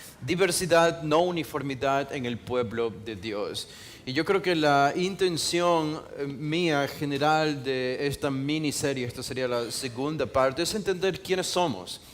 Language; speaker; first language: Spanish; native; Spanish